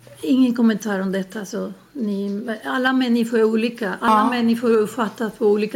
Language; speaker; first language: Swedish; non-native, fluent; Spanish